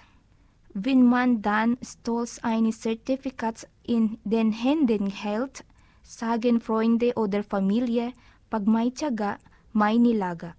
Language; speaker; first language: German; non-native, learner; Filipino